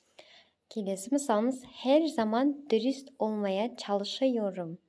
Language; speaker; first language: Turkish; non-native, fluent; Kazakh